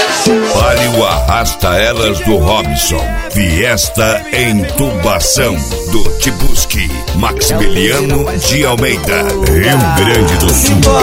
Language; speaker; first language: Portuguese; native; Portuguese